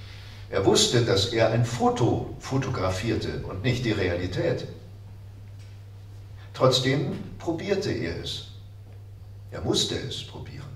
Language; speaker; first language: German; native; German